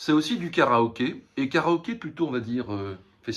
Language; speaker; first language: French; native; French